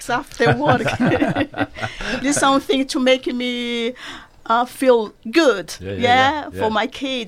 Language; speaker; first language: English; non-native, learner; Portuguese